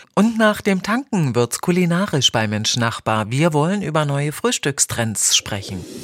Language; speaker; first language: German; native; German